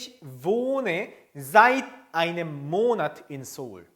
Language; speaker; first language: German; non-native, fluent; Korean